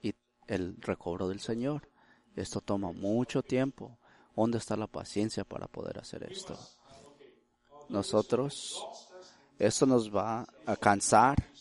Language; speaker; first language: Spanish; early bilingual, heritage; Spanish